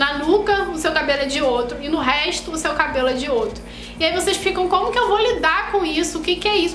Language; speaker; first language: Portuguese; native; Portuguese